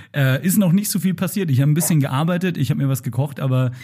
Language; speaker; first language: German; native; German